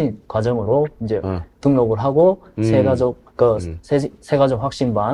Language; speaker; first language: Korean; native; Korean